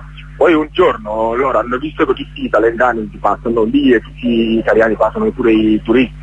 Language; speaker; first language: Italian; non-native, fluent; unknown